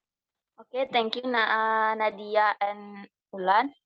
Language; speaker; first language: English; non-native, learner; Indonesian